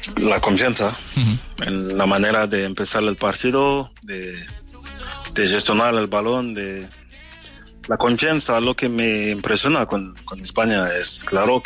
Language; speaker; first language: Spanish; non-native, fluent; French